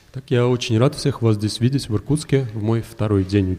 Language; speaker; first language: Russian; native; Russian